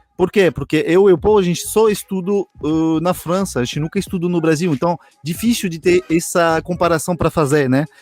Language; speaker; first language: Portuguese; non-native, fluent; French